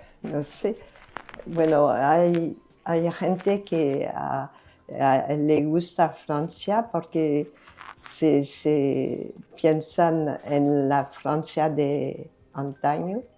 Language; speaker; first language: Spanish; non-native, fluent; French